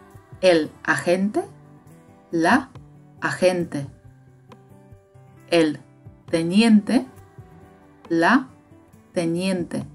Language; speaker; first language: Spanish; non-native, fluent; Slovak